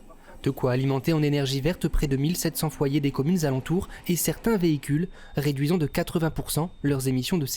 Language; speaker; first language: French; native; French